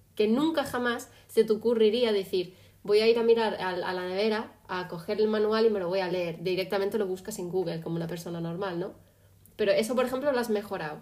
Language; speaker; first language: Spanish; early bilingual, other home language; English